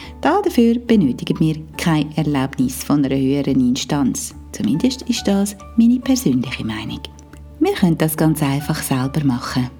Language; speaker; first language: German; native; German